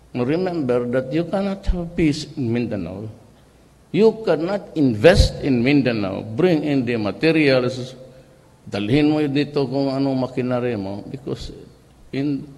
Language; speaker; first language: English; non-native, local second language; Cebuano